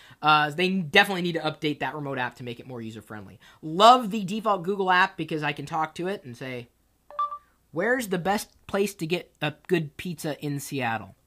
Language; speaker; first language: English; native; English